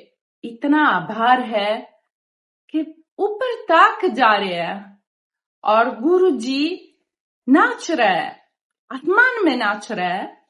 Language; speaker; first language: Hindi; non-native, learner; Italian